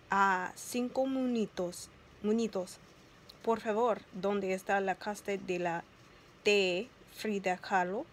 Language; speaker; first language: Spanish; non-native, learner; English